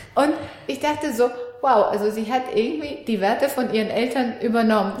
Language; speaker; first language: German; early bilingual, other home language; Romanian